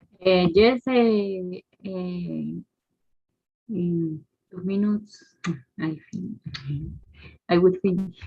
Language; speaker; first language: English; non-native, learner; Spanish